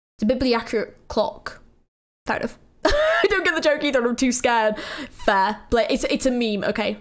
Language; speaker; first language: English; native; English